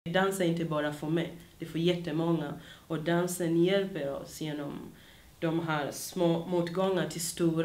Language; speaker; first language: Swedish; early bilingual, other home language; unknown